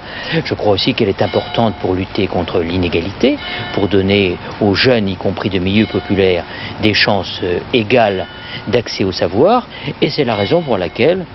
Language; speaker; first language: French; native; French